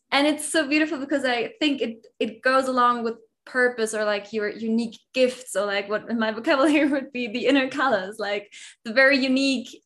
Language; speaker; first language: English; non-native, fluent; German